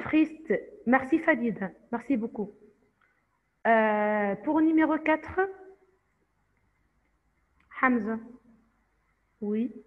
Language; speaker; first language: French; non-native, fluent; Arabic